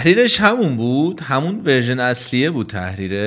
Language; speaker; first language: Persian; native; Persian